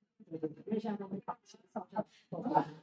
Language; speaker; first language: Chinese; native; Chinese